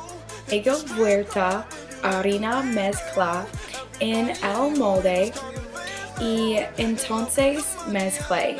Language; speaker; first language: Spanish; non-native, learner; English